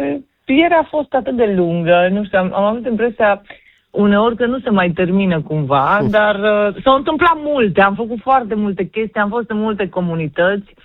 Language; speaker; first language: Romanian; native; Romanian